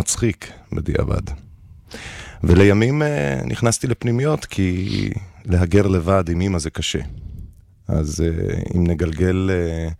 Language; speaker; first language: Hebrew; early bilingual, other home language; Russian